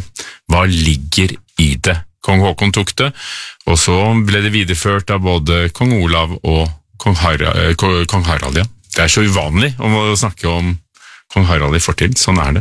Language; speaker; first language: Norwegian; native; Norwegian